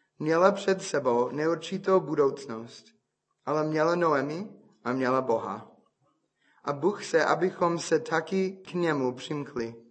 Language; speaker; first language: Czech; non-native, fluent; English